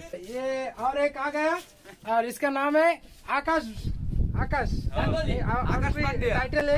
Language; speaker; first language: Hindi; non-native, learner; Bangla